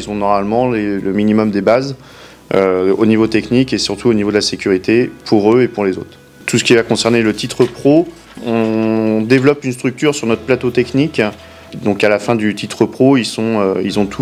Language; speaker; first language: French; native; French